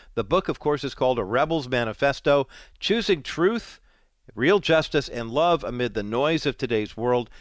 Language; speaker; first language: English; native; English